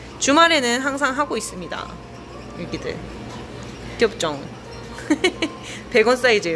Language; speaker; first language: Korean; native; Korean